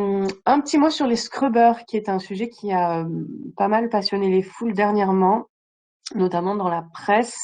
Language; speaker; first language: French; native; French